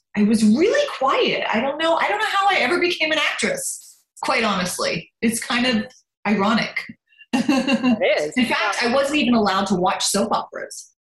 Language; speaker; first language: English; early bilingual, other home language; German